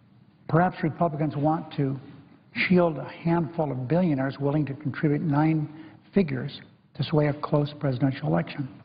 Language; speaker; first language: English; native; English